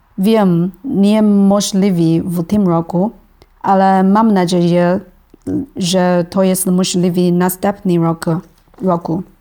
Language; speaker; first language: Polish; non-native, learner; Chinese